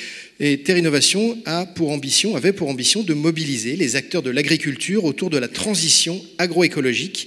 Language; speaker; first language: French; native; French